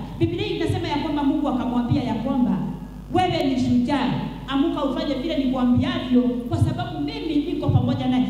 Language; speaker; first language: Swahili; non-native, local second language; Kikuyu